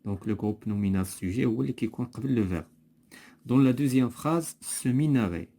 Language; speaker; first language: French; non-native, local second language; Arabic